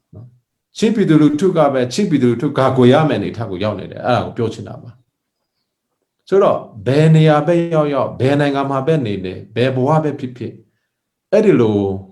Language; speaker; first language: Burmese; non-native, local second language; Hakha Chin